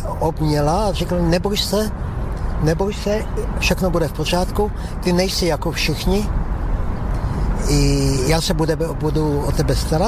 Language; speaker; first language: Czech; non-native, local second language; Slovak